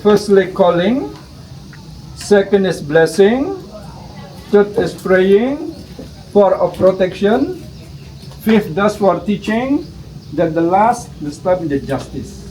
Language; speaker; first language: English; non-native, learner; Indonesian